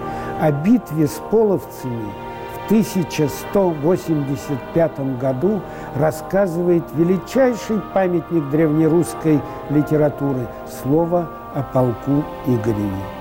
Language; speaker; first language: Russian; native; Russian